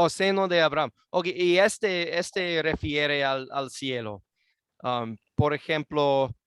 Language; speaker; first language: Spanish; non-native, fluent; English